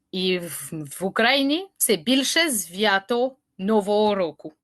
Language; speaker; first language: Ukrainian; non-native, learner; French